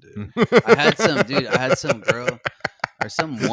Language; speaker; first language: English; native; English